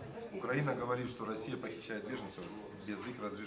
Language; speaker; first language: Russian; native; Russian